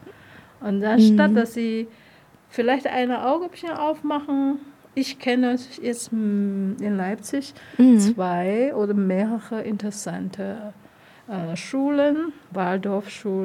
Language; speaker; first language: German; non-native, learner; Vietnamese